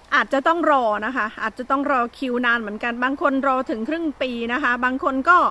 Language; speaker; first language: Thai; native; Thai